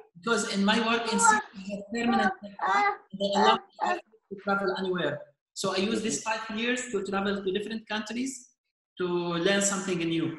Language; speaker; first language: English; non-native, fluent; Arabic